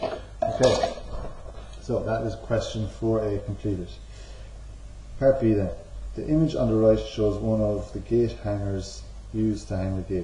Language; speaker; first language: English; native; English